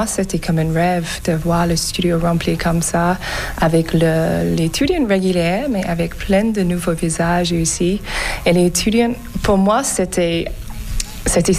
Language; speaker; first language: French; non-native, learner; English